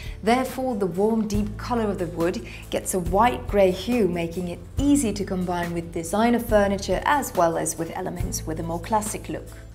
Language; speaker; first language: English; non-native, fluent; Dutch